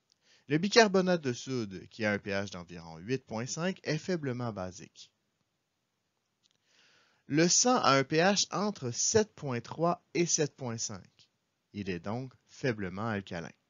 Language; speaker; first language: French; native; French